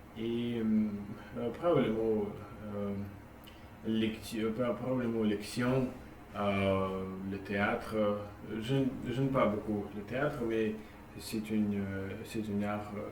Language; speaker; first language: French; non-native, learner; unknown